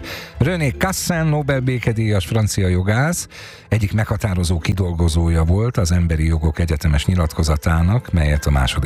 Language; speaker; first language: Hungarian; native; Hungarian